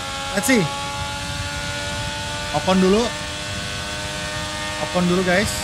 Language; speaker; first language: English; non-native, fluent; Indonesian